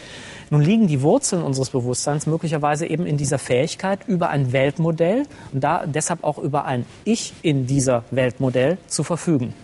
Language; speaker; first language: German; native; German